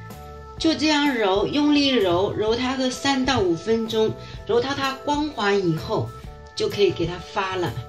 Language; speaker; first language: Chinese; native; Chinese